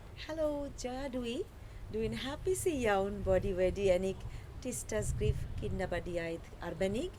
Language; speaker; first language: Welsh; non-native, learner; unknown